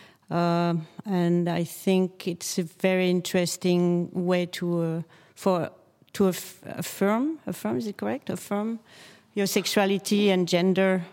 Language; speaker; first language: English; non-native, learner; French